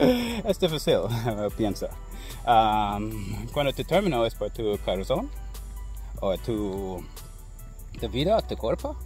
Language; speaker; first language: Spanish; non-native, learner; English